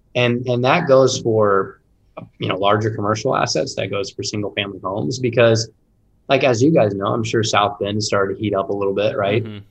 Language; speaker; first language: English; native; English